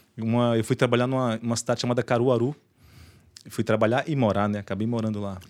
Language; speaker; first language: Portuguese; native; Portuguese